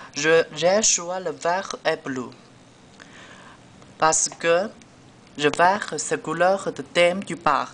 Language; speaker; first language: French; non-native, learner; Chinese